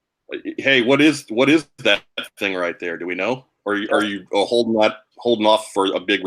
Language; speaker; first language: English; native; English